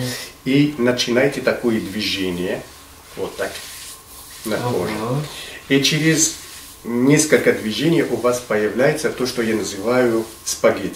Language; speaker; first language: Russian; non-native, fluent; Arabic